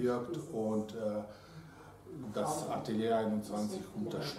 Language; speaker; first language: German; non-native, fluent; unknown